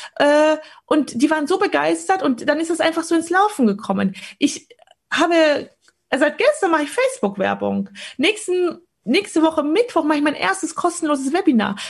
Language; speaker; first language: German; early bilingual, other home language; Polish